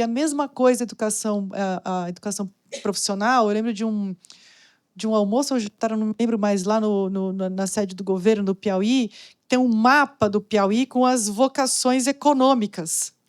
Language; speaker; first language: Portuguese; native; Portuguese